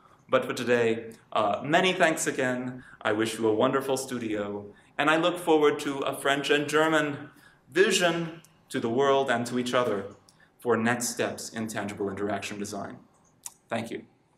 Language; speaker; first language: English; native; English